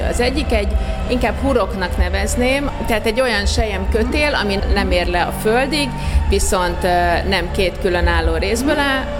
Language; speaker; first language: Hungarian; native; Hungarian